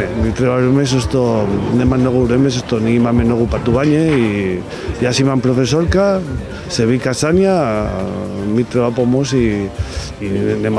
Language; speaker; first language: Macedonian; non-native, learner; Spanish